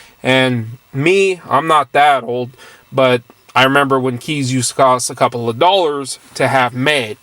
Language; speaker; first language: English; native; English